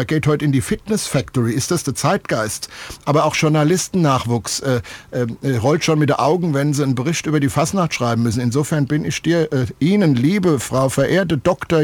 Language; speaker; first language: German; native; German